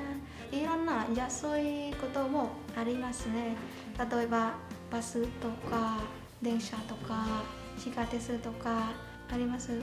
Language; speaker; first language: Japanese; non-native, learner; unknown